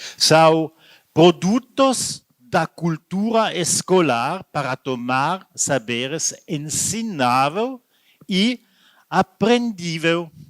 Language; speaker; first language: Portuguese; non-native, fluent; Italian